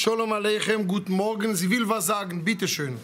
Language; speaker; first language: German; non-native, fluent; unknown